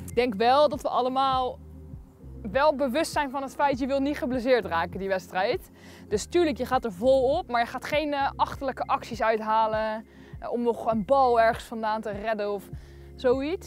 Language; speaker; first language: Dutch; native; Dutch